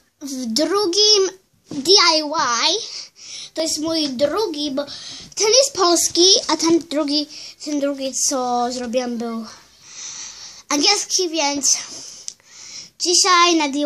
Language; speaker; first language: Polish; early bilingual, heritage; Polish